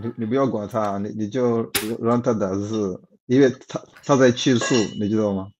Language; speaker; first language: Chinese; non-native, fluent; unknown